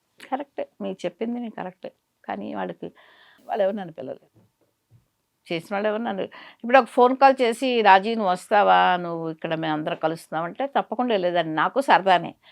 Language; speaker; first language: Telugu; native; Telugu